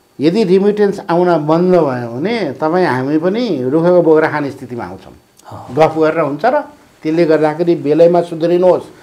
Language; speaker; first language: Nepali; native; Nepali